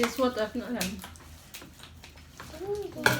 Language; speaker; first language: Swedish; non-native, learner; Thai